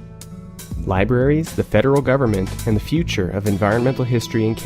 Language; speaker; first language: English; native; English